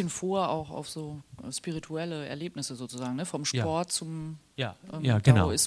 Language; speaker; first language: German; native; German